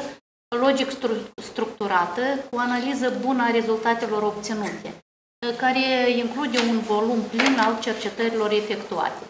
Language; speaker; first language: Romanian; native; Romanian